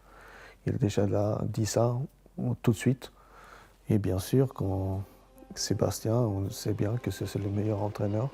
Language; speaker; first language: French; non-native, fluent; Swedish